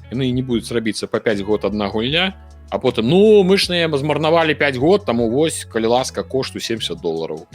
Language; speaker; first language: Belarusian; non-native, local second language; Russian